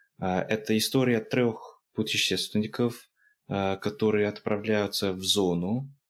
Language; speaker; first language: Russian; non-native, fluent; English